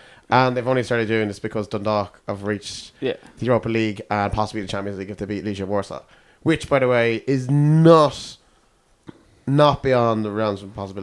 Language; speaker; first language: English; native; English